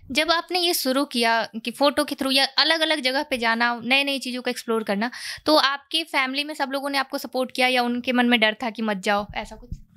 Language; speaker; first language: Hindi; native; Hindi